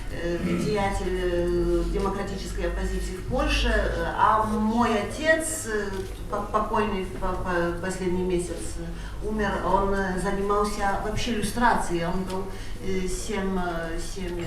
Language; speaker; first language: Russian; non-native, fluent; Polish